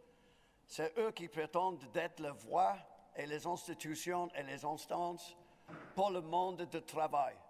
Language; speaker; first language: French; non-native, fluent; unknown